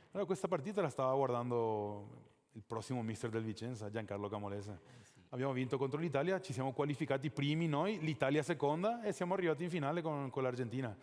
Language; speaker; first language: Italian; non-native, fluent; Spanish